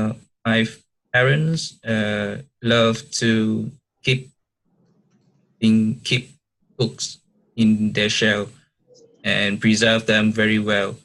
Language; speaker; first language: English; non-native, learner; Vietnamese